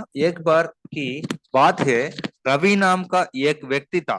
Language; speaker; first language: Hindi; non-native, local second language; Tamil